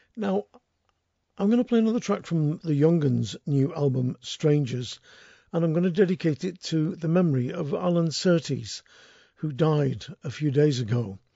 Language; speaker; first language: English; native; English